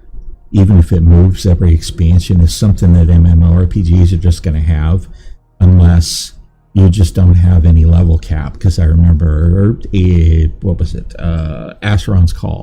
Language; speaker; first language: English; native; English